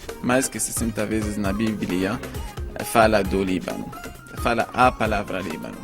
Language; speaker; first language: Portuguese; non-native, fluent; Arabic